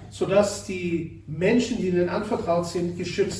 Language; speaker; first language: German; native; German